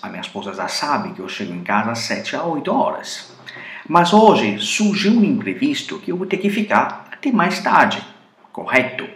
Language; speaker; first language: Portuguese; non-native, fluent; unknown